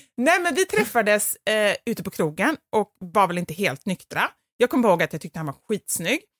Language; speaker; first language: Swedish; native; Swedish